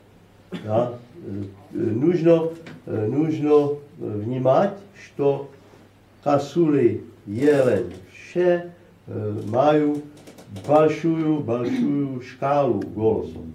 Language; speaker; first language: Russian; non-native, learner; Slovak